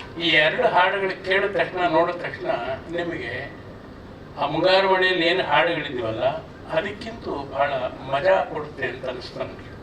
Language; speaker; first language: Kannada; native; Kannada